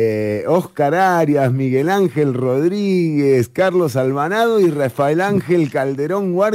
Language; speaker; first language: Spanish; native; Spanish